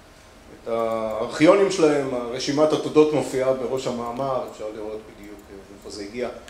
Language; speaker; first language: Hebrew; native; Hebrew